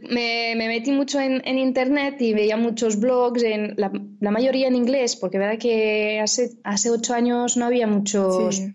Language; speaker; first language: Spanish; non-native, fluent; French